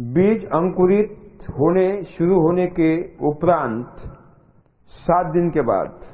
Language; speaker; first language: Hindi; non-native, local second language; Marathi